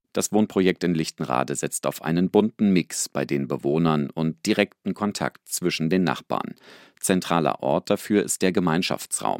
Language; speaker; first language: German; native; German